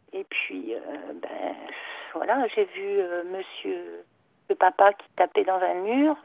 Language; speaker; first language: French; native; French